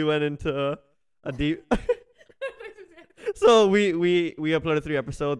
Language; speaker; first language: English; non-native, local second language; Hindi